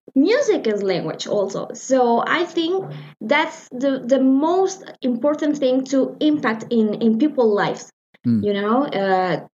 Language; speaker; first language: English; non-native, learner; Spanish